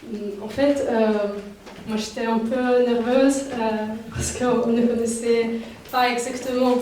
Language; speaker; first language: French; non-native, fluent; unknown